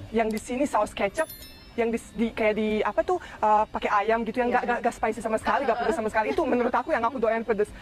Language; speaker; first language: Indonesian; non-native, fluent; Bosnian